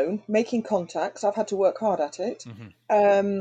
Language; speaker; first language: English; native; English